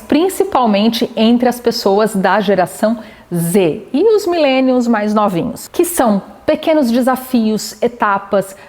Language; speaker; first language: Portuguese; native; Portuguese